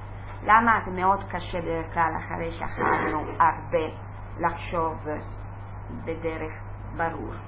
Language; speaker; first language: Hebrew; non-native, fluent; Italian